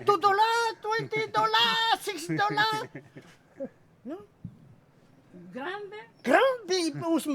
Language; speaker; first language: English; non-native, learner; French